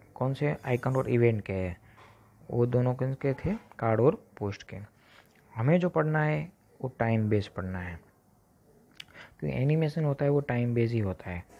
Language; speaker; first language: Hindi; non-native, local second language; Gujarati